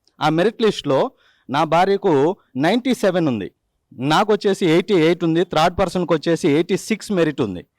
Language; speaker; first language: Telugu; native; Telugu